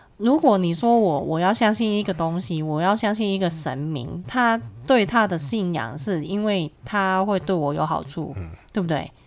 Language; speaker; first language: Chinese; native; Chinese